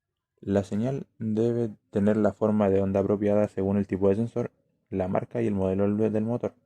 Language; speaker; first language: Spanish; native; Spanish